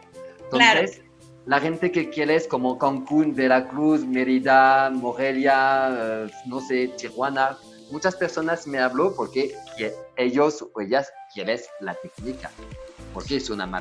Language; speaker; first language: Spanish; non-native, learner; French